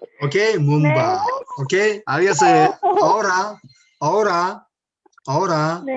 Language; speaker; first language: Spanish; non-native, learner; Korean